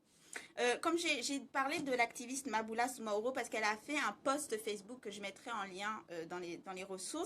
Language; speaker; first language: French; native; French